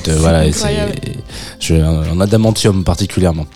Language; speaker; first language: French; native; French